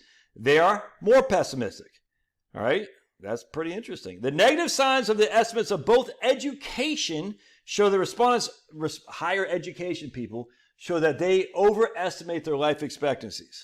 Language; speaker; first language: English; native; English